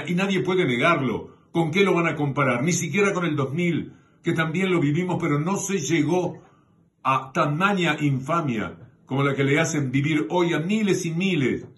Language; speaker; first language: Spanish; native; Spanish